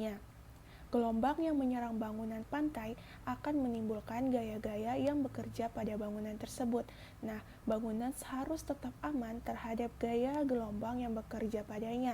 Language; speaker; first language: Indonesian; native; Indonesian